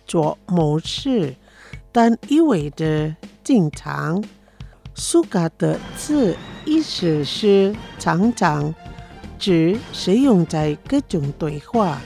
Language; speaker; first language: Chinese; non-native, fluent; Indonesian